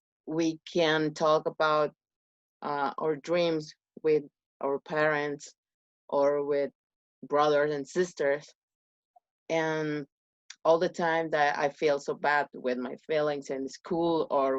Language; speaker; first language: English; non-native, learner; Spanish